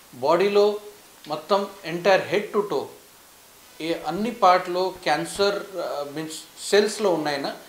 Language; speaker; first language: Telugu; non-native, fluent; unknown